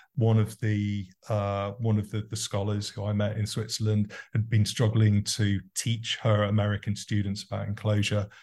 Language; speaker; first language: English; native; English